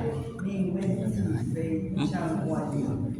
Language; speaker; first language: Chinese; non-native, learner; Indonesian